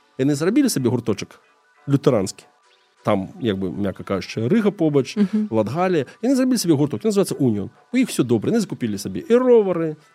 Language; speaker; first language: Belarusian; non-native, local second language; Russian